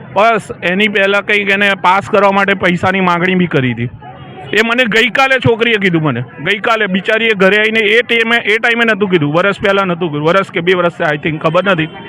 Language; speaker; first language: Gujarati; native; Gujarati